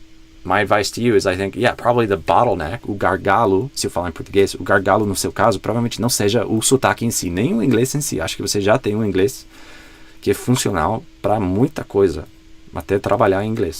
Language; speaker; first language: Portuguese; non-native, fluent; English